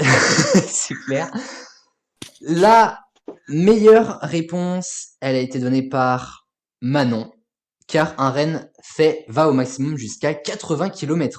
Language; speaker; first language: French; native; French